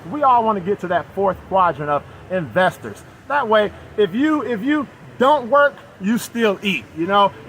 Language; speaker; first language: English; native; English